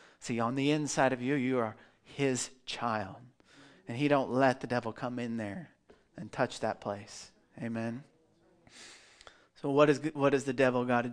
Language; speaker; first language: English; native; English